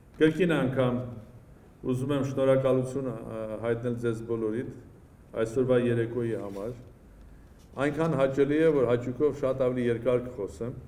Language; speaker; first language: Armenian; native; Armenian